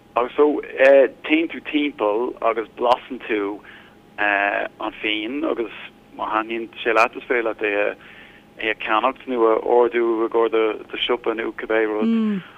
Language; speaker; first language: Irish; non-native, learner; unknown